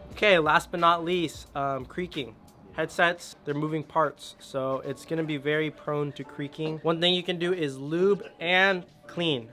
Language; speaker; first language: English; native; English